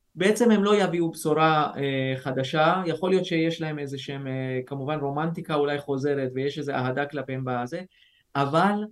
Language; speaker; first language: Hebrew; early bilingual, other home language; Persian